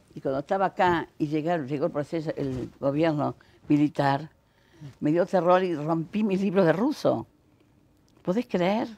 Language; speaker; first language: Spanish; native; Spanish